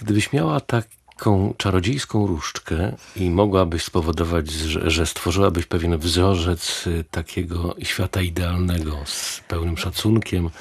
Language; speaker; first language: Polish; native; Polish